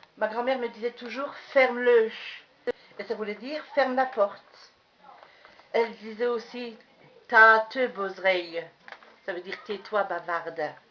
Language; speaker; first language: French; native; French